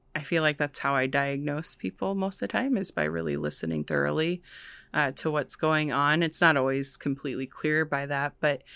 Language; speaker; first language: English; native; English